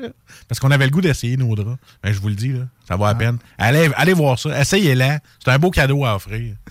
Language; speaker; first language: French; native; French